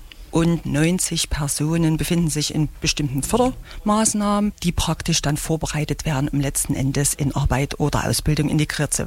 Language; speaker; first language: German; native; German